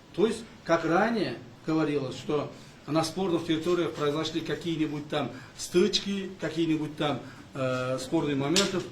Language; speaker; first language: Russian; non-native, local second language; Kyrgyz